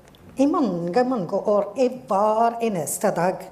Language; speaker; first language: Norwegian; non-native, fluent; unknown